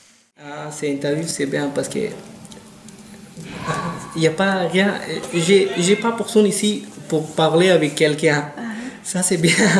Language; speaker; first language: French; non-native, learner; Pashto